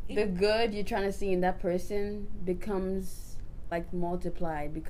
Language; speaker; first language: English; native; English